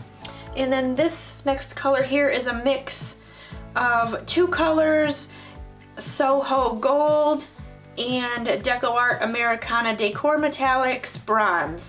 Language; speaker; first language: English; native; English